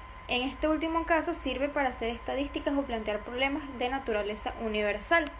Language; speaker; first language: Spanish; native; Spanish